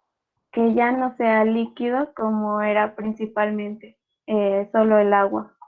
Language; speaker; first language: Spanish; native; Spanish